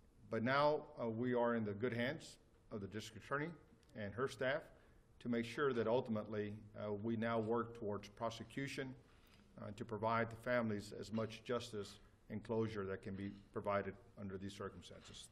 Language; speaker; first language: English; early bilingual, other home language; Spanish